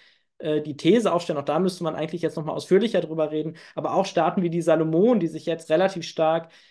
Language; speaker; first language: German; native; German